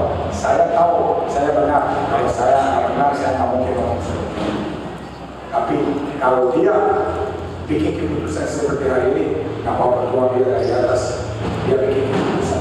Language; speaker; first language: Indonesian; non-native, fluent; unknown